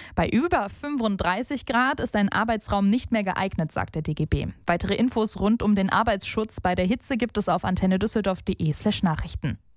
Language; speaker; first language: German; native; German